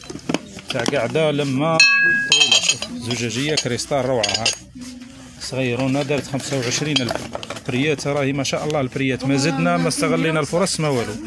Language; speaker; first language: Arabic; native; Arabic